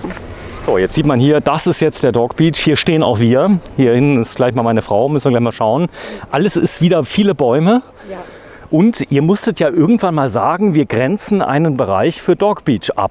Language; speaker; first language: German; native; German